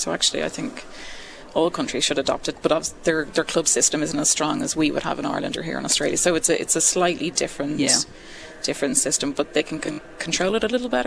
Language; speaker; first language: English; native; English